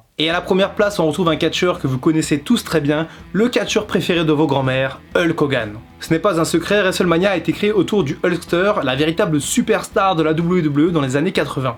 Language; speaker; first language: French; native; French